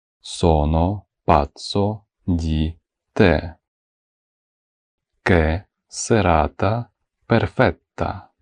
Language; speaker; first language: Italian; non-native, fluent; Ukrainian